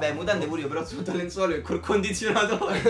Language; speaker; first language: Italian; native; Italian